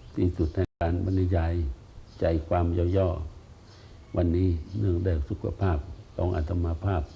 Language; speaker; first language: Thai; non-native, fluent; Khmer